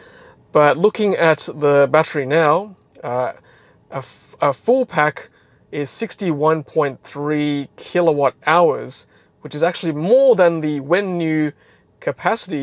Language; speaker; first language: English; native; English